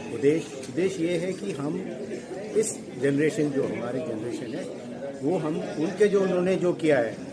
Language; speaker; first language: Hindi; non-native, local second language; Malayalam